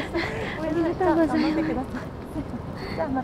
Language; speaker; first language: Japanese; native; Japanese